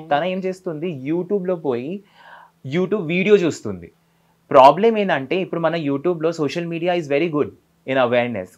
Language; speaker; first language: Telugu; non-native, fluent; Bangla